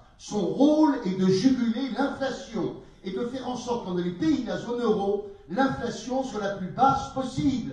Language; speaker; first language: French; native; French